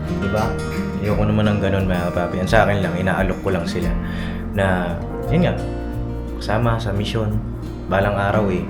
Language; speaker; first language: Filipino; native; Filipino